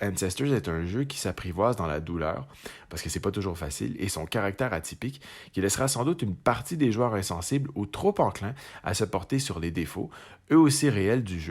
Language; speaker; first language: French; native; French